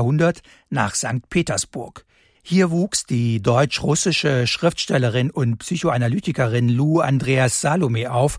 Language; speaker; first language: German; native; German